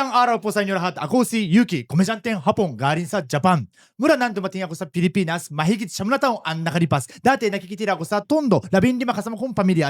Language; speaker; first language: Filipino; non-native, learner; Japanese